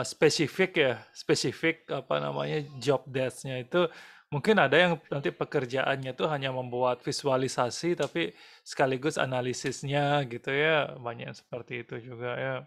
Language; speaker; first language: Indonesian; native; Indonesian